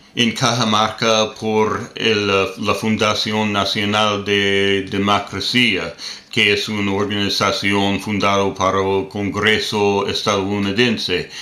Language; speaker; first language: Spanish; non-native, learner; English